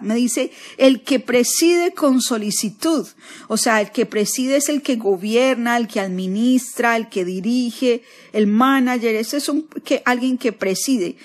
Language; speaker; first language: Spanish; native; Spanish